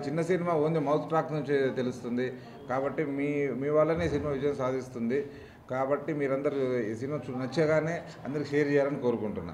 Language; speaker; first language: Telugu; native; Telugu